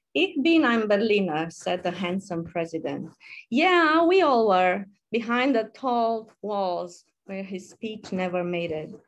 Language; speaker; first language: English; non-native, fluent; Romanian